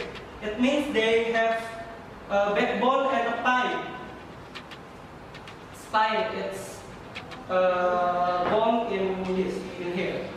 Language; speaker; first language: English; non-native, learner; Indonesian